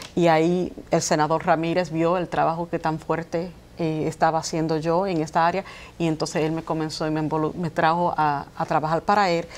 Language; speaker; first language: Spanish; early bilingual, heritage; Spanish